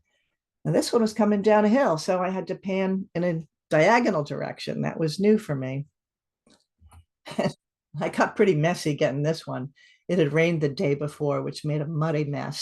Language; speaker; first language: English; native; English